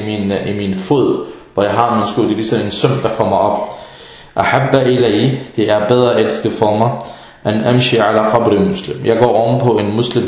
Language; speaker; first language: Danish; early bilingual, other home language; Arabic